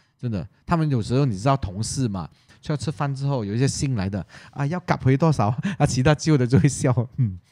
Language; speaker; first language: Chinese; non-native, local second language; Cantonese